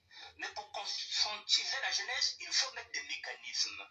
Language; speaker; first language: French; non-native, local second language; Lingala